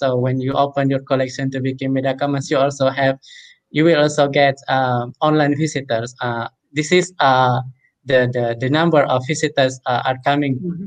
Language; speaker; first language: English; non-native, fluent; Indonesian